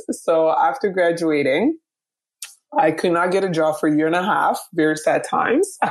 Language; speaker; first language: English; early bilingual, other home language; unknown